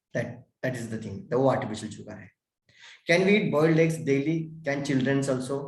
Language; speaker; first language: Hindi; non-native, local second language; Marathi